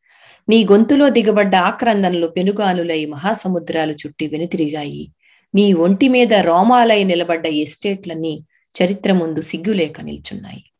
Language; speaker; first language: Telugu; native; Telugu